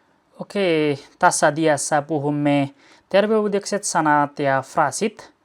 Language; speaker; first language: Finnish; non-native, learner; Nepali